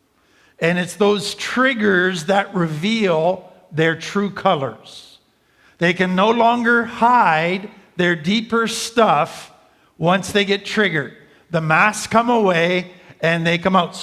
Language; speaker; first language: English; native; English